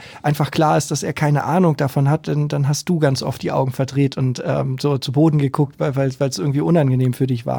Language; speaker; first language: German; native; German